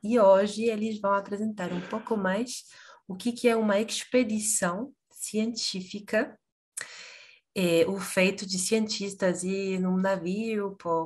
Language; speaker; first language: Portuguese; non-native, fluent; Spanish